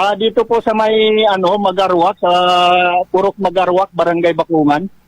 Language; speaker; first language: Filipino; non-native, local second language; Waray